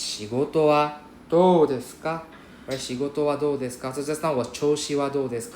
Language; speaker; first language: Japanese; non-native, fluent; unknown